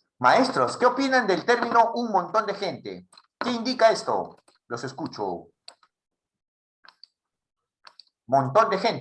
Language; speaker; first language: Spanish; native; Spanish